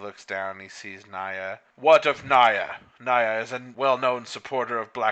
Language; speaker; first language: English; native; English